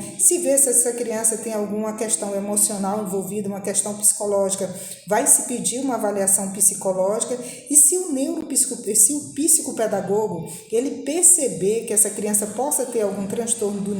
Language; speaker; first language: Portuguese; native; Portuguese